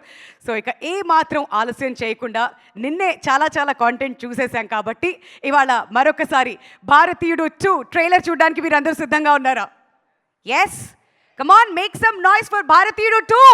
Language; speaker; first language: Telugu; native; Telugu